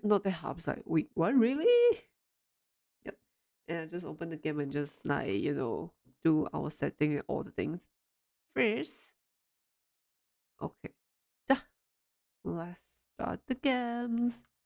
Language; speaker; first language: English; non-native, local second language; Chinese